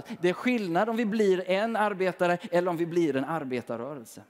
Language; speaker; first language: Swedish; native; Swedish